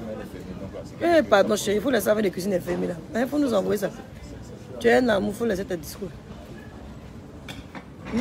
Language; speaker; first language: French; native; French